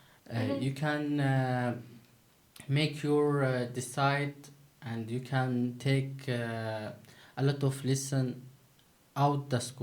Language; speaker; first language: English; non-native, learner; Turkish